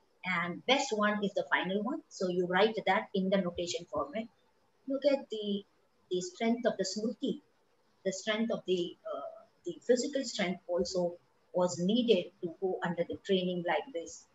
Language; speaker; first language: English; non-native, local second language; Kachhi